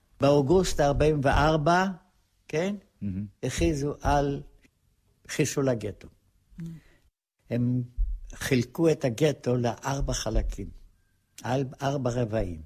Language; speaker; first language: Hebrew; non-native, fluent; Polish